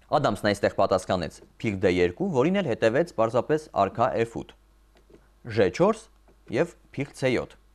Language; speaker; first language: Armenian; native; Armenian